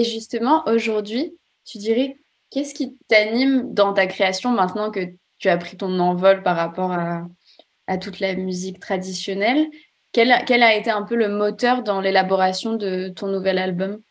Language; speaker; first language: French; native; French